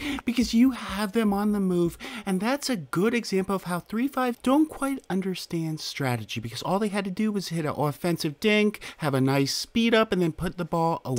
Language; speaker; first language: English; native; English